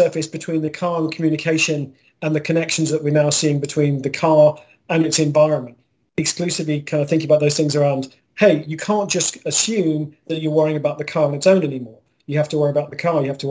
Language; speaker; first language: English; native; English